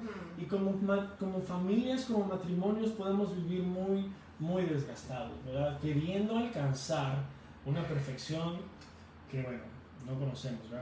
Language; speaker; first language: Spanish; native; Spanish